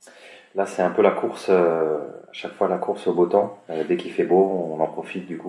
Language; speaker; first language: French; native; French